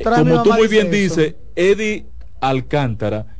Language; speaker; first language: Spanish; native; Spanish